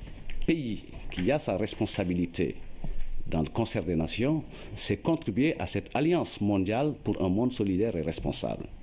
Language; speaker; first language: French; non-native, local second language; Wolof